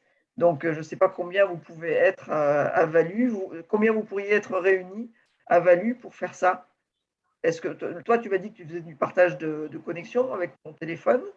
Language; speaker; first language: French; native; French